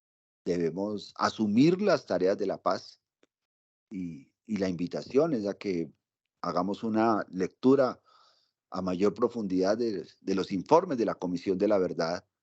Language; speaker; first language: Spanish; native; Spanish